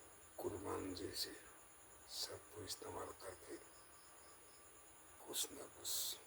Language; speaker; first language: Hindi; non-native, local second language; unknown